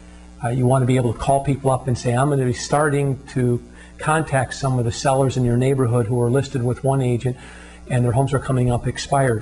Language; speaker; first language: English; native; English